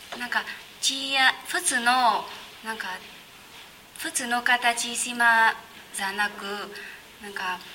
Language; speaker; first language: Japanese; non-native, learner; Vietnamese